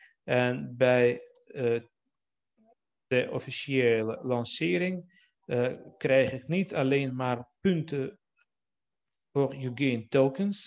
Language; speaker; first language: Dutch; non-native, fluent; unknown